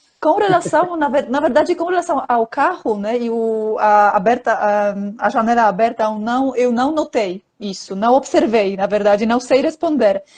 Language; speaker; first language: Portuguese; non-native, fluent; Polish